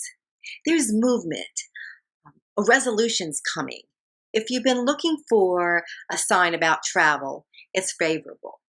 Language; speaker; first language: English; native; English